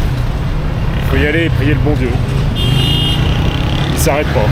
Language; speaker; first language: French; native; French